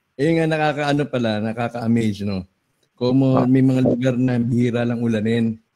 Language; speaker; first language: Filipino; native; Filipino